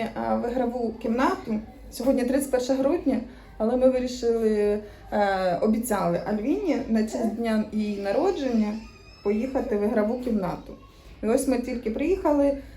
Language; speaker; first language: Ukrainian; native; Ukrainian